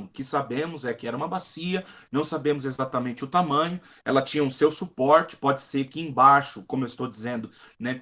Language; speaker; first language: Portuguese; native; Portuguese